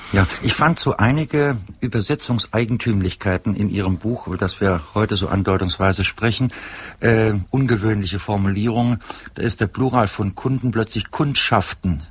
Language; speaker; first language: German; native; German